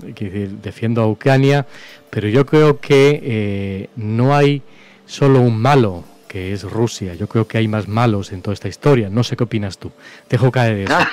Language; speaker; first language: Spanish; native; Spanish